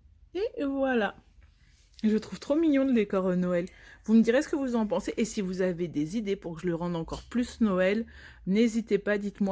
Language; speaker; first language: French; native; French